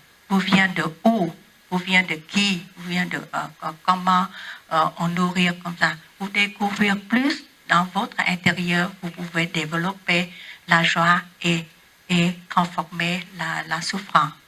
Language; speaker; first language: French; non-native, learner; Vietnamese